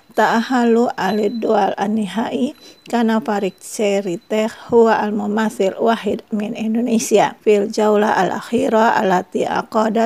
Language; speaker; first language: Arabic; non-native, learner; Indonesian